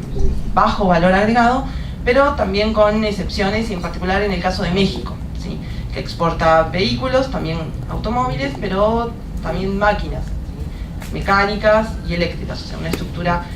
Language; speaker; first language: Spanish; native; Spanish